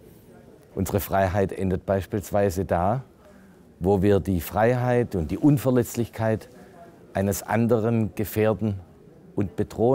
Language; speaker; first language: German; native; German